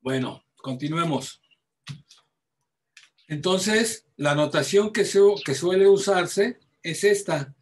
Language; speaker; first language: Spanish; native; Spanish